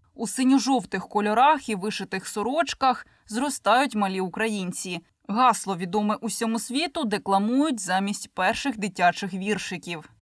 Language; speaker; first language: Ukrainian; native; Ukrainian